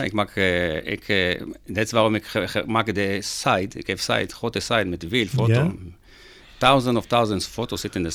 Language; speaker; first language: Dutch; non-native, learner; Hebrew